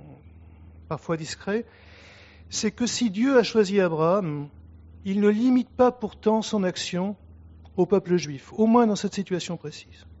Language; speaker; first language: French; native; French